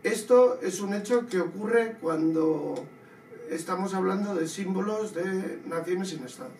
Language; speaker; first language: Spanish; non-native, local second language; Basque